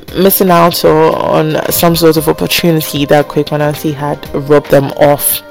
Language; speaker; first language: English; non-native, local second language; Akan